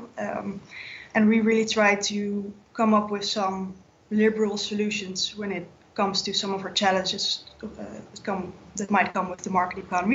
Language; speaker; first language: English; non-native, fluent; Dutch